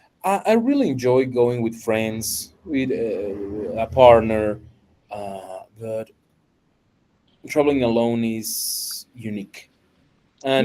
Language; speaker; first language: English; non-native, fluent; Spanish